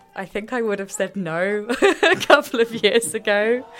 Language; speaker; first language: English; native; English